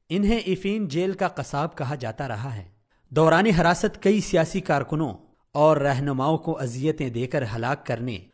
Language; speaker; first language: Urdu; native; Urdu